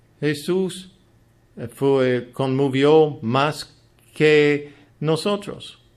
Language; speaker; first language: Spanish; non-native, learner; English